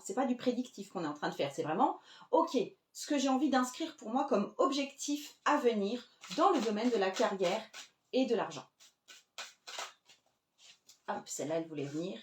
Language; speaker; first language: French; native; French